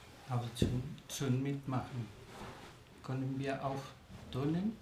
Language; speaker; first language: German; non-native, learner; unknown